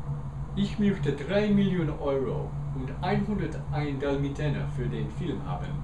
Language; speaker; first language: German; non-native, learner; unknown